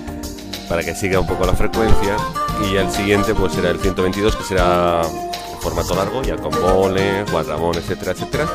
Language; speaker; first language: Spanish; native; Spanish